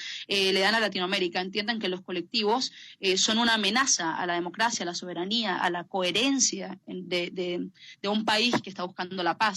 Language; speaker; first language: Spanish; native; Spanish